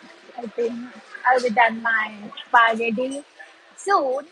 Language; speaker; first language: English; non-native, learner; Thai